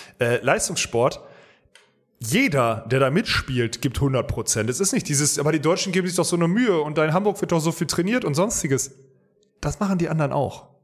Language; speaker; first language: German; native; German